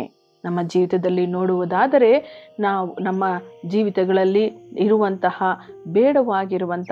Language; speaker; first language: Kannada; native; Kannada